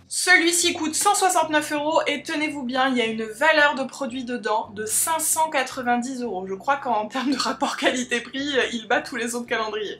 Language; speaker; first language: French; native; French